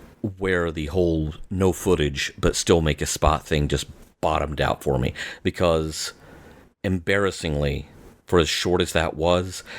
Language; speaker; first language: English; native; English